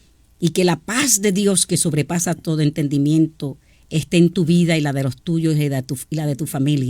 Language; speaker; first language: Spanish; native; Spanish